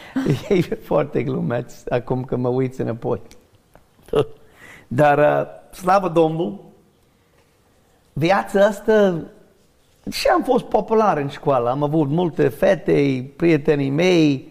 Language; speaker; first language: Romanian; non-native, learner; English